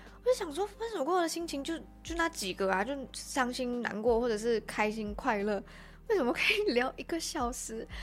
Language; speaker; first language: Chinese; native; Chinese